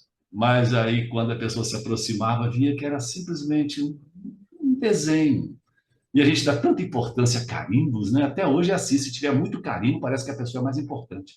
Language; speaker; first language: Portuguese; native; Portuguese